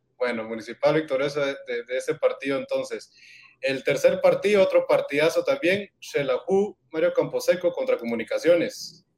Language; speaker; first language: Spanish; native; Spanish